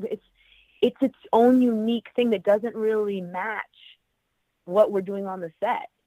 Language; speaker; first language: English; native; English